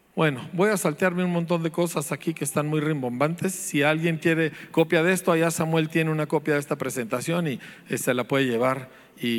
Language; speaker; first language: Spanish; native; Spanish